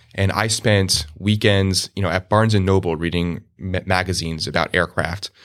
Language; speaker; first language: English; native; English